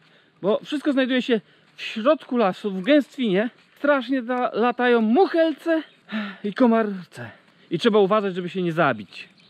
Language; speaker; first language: Polish; native; Polish